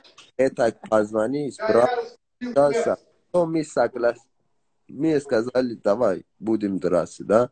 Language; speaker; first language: Russian; non-native, learner; Persian